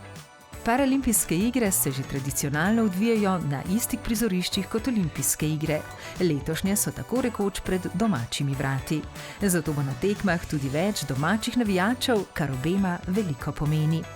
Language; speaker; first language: Slovenian; native; Slovenian